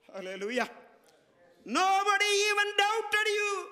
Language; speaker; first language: English; non-native, local second language; Malayalam